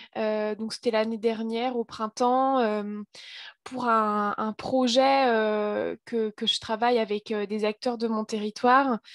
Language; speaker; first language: French; native; French